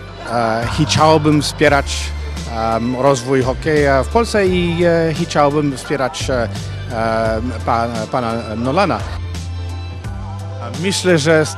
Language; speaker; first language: Polish; non-native, learner; English